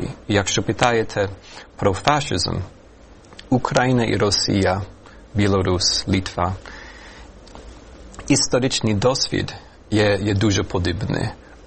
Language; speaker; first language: Ukrainian; non-native, fluent; English